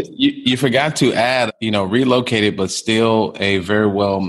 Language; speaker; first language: English; native; English